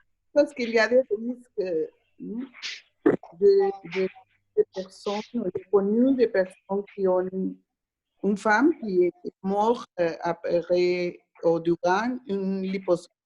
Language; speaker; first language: French; non-native, learner; Spanish